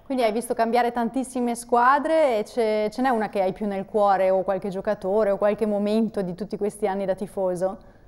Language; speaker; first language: Italian; native; Italian